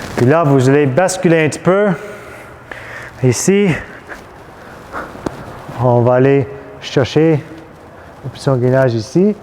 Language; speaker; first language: French; non-native, fluent; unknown